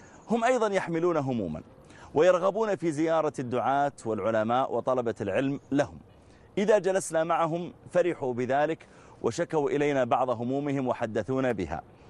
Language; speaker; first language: Arabic; native; Arabic